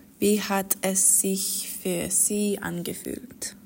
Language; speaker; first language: German; non-native, learner; English